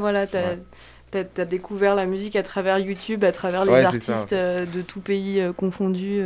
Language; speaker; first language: French; native; French